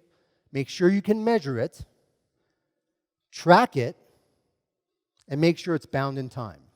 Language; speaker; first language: English; native; English